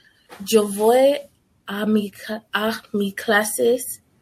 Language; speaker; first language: Spanish; non-native, learner; English